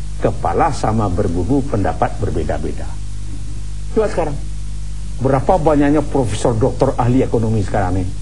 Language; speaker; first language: Indonesian; non-native, local second language; Minangkabau